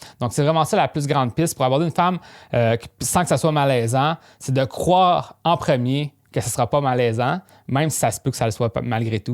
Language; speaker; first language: French; native; French